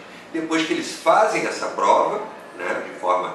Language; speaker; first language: Portuguese; native; Portuguese